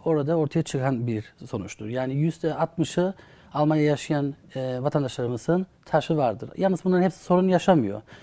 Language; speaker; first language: Turkish; early bilingual, heritage; Turkish